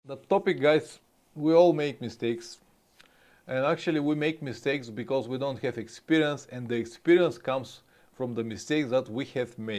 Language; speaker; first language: English; non-native, fluent; Bulgarian